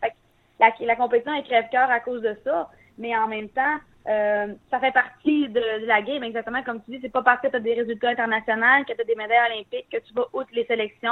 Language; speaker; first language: French; native; French